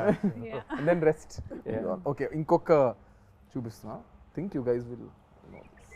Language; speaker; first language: Telugu; native; Telugu